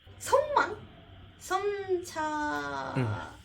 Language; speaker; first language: Korean; non-native, learner; Japanese